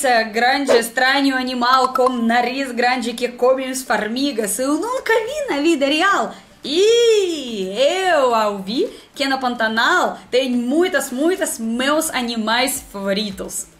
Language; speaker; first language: Portuguese; non-native, learner; Russian